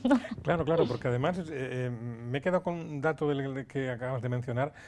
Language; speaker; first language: Spanish; native; Spanish